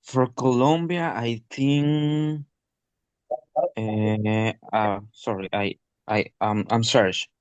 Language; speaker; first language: English; non-native, learner; Spanish